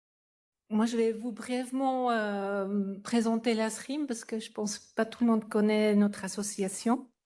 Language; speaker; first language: French; non-native, fluent; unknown